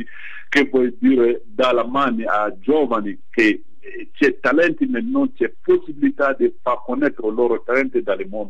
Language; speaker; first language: Italian; non-native, fluent; Bambara